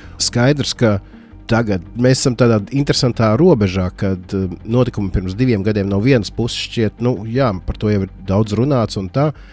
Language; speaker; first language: Latvian; native; Latvian